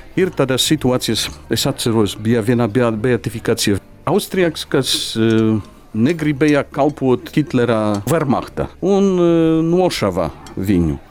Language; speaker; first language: Latvian; non-native, fluent; Polish